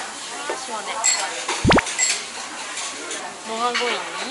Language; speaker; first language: Japanese; native; Japanese